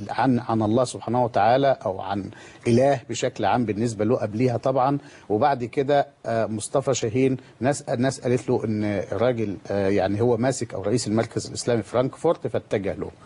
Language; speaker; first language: Arabic; native; Arabic